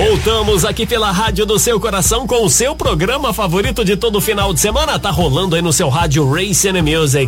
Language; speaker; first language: Portuguese; native; Portuguese